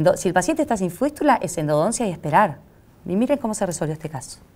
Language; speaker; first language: Spanish; native; Spanish